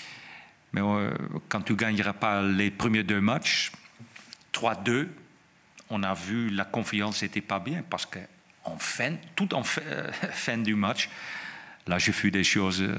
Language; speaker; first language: French; non-native, fluent; Dutch